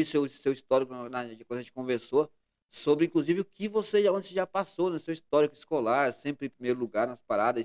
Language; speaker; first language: Portuguese; native; Portuguese